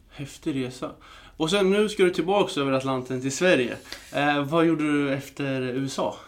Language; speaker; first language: Swedish; native; Swedish